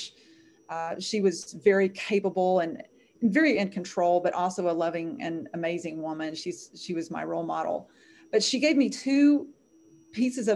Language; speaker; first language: English; native; English